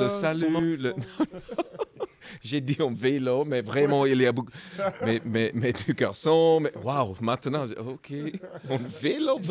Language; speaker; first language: French; non-native, learner; English